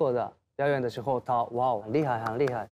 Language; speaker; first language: Chinese; non-native, learner; Thai